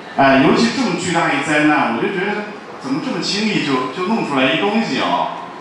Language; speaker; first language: Chinese; native; Chinese